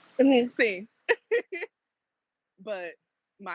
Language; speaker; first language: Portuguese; non-native, learner; English